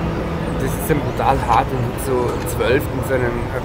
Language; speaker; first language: German; native; German